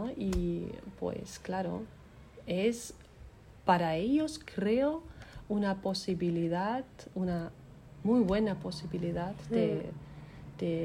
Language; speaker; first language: Spanish; non-native, fluent; German